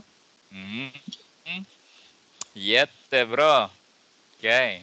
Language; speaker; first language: Swedish; non-native, fluent; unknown